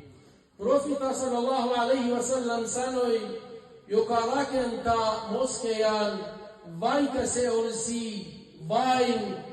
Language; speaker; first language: Finnish; non-native, fluent; Arabic